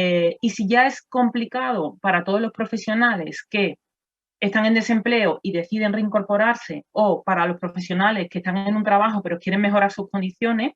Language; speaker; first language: Spanish; native; Spanish